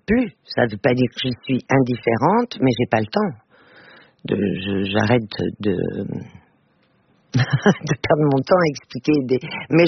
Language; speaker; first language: French; non-native, fluent; Portuguese